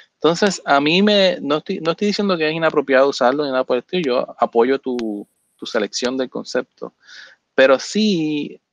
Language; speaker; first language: Spanish; native; Spanish